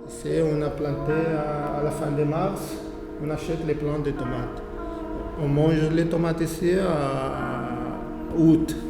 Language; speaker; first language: French; non-native, learner; Arabic